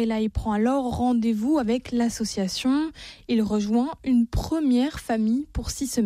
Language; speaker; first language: French; native; French